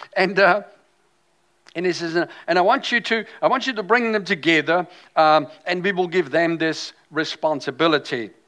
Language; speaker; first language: English; non-native, fluent; German